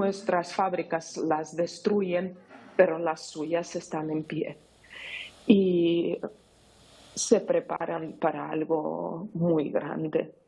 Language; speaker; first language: Spanish; non-native, fluent; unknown